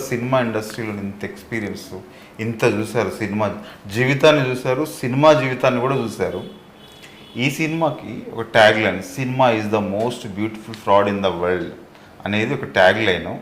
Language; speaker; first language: Telugu; native; Telugu